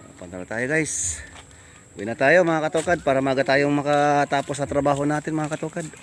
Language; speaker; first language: Filipino; native; Filipino